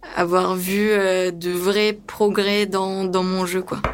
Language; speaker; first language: French; early bilingual, other home language; Romanian